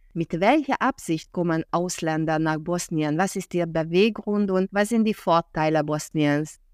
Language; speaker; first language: German; non-native, fluent; Hungarian